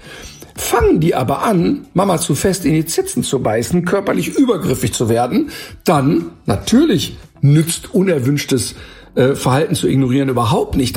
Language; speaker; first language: German; native; German